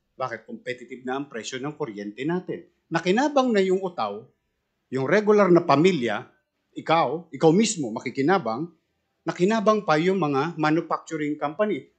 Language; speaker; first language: Filipino; native; Filipino